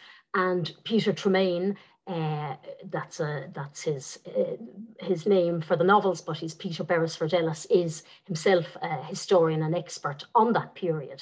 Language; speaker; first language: English; non-native, local second language; Irish